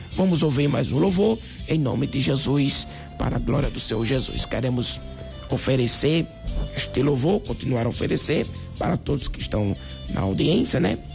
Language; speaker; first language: Portuguese; native; Portuguese